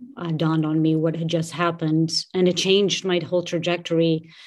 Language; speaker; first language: English; non-native, fluent; Portuguese